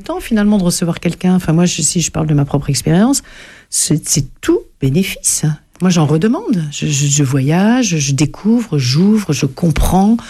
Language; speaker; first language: French; native; French